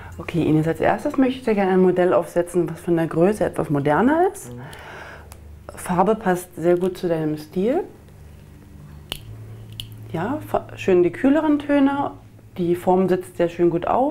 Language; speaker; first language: German; native; German